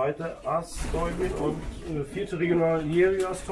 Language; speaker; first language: German; native; German